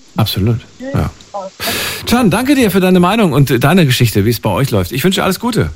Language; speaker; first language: German; native; German